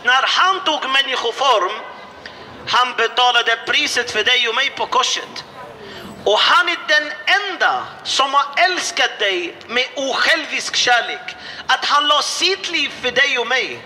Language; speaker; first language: Swedish; non-native, fluent; Arabic